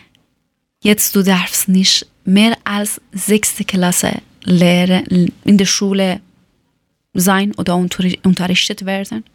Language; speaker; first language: German; non-native, learner; Persian